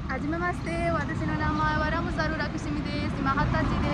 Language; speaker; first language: Japanese; non-native, learner; Nepali